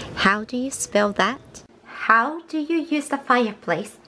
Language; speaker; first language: English; non-native, fluent; Japanese